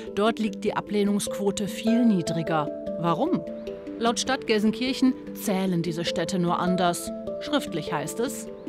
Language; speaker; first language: German; native; German